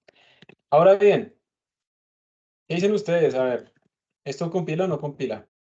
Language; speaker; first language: Spanish; native; Spanish